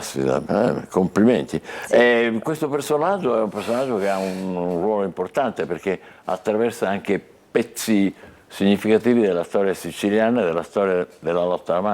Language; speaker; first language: Italian; native; Italian